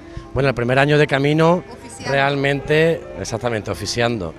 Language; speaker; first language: Spanish; native; Spanish